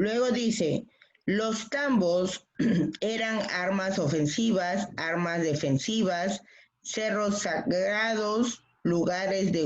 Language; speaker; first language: Spanish; native; Spanish